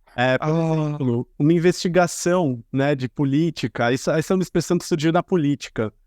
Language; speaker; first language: Portuguese; native; Portuguese